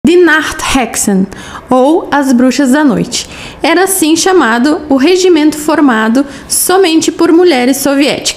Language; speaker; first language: Portuguese; native; Portuguese